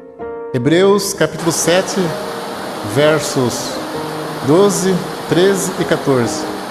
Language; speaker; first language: Portuguese; native; Portuguese